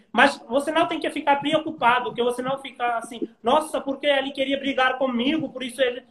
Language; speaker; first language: Portuguese; non-native, learner; Hindi